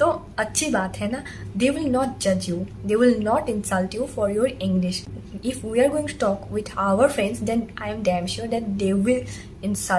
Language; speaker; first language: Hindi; non-native, local second language; Assamese